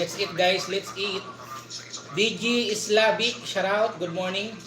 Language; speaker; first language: English; non-native, local second language; Filipino